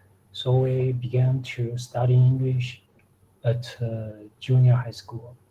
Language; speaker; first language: English; non-native, learner; Chinese